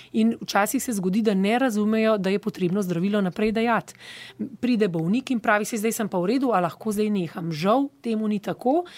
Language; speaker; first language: Slovenian; native; Slovenian